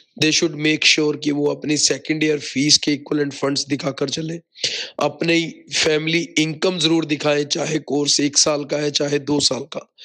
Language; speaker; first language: Hindi; non-native, local second language; Punjabi